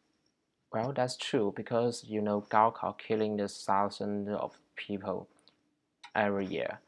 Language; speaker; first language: English; non-native, learner; Chinese